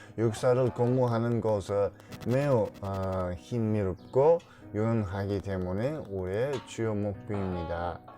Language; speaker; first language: Korean; non-native, learner; Uzbek